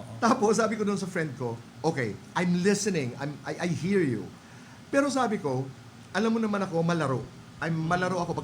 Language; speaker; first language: Filipino; non-native, local second language; Waray